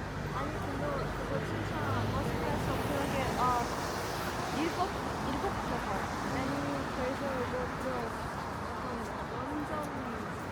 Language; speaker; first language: Korean; non-native, learner; Russian